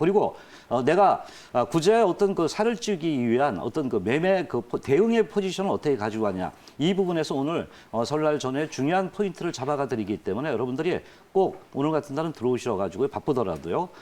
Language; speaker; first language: Korean; native; Korean